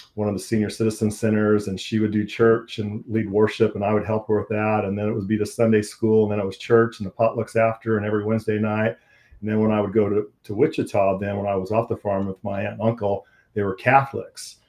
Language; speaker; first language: English; native; English